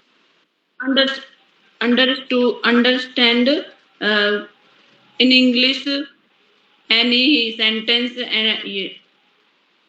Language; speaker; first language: English; non-native, learner; Hindi